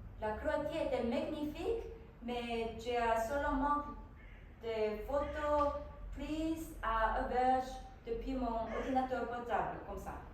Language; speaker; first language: French; non-native, learner; Korean